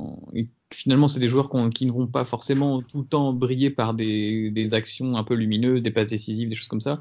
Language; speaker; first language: French; native; French